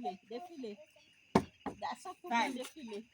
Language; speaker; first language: Portuguese; non-native, learner; Haitian Creole